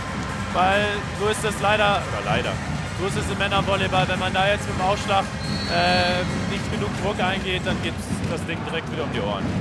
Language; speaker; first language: German; native; German